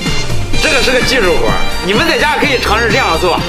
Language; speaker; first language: Chinese; native; Chinese